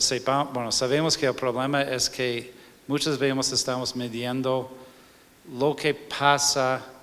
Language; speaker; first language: Spanish; non-native, fluent; English